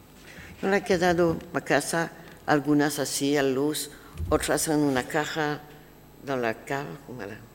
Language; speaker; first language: Spanish; non-native, learner; French